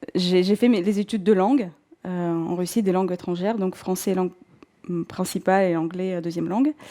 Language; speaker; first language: French; non-native, fluent; Russian